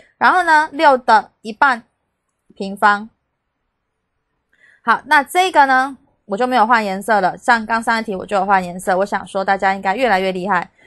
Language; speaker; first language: Chinese; native; Chinese